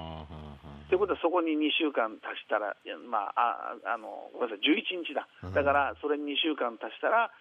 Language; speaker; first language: Japanese; native; Japanese